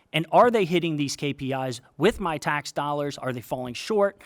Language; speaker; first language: English; native; English